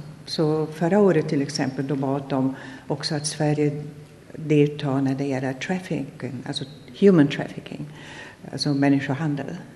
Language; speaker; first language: Swedish; non-native, fluent; German